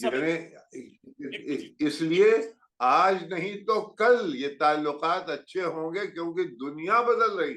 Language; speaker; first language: Hindi; native; Hindi